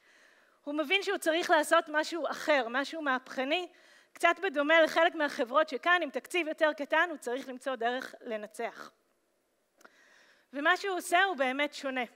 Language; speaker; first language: Hebrew; native; Hebrew